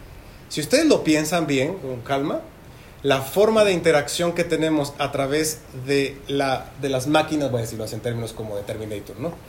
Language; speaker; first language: Spanish; native; Spanish